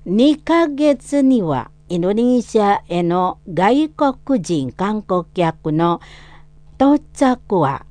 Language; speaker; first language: Japanese; non-native, learner; Indonesian